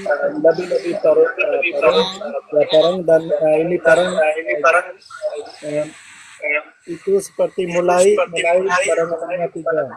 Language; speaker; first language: Indonesian; non-native, learner; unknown